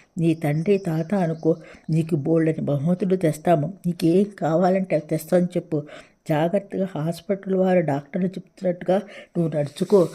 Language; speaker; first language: Telugu; native; Telugu